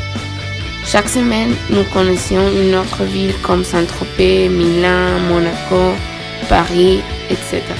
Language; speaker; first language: French; non-native, learner; Spanish